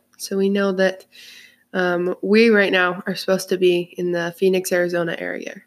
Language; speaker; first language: English; native; English